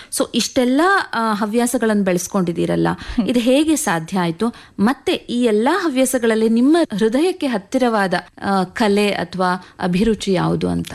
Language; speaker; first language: Kannada; native; Kannada